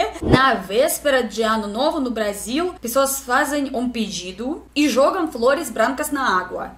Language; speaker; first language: Portuguese; non-native, learner; Russian